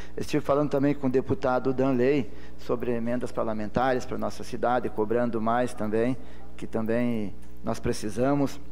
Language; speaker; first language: Portuguese; native; Portuguese